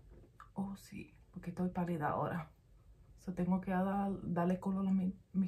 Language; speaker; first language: Spanish; early bilingual, heritage; Spanish